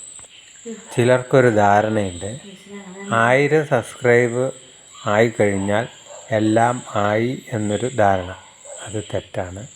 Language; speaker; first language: Malayalam; native; Malayalam